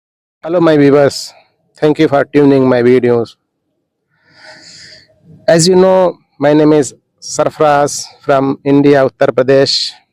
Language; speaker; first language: English; non-native, local second language; Hindi